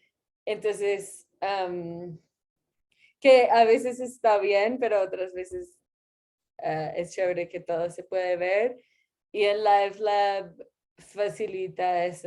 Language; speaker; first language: Spanish; non-native, fluent; English